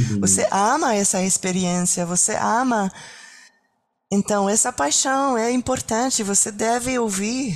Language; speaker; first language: Portuguese; non-native, learner; French